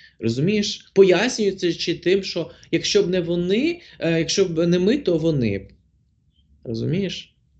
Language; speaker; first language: Ukrainian; non-native, local second language; Russian